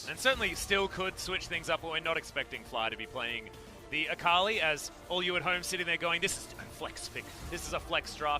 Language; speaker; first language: English; native; English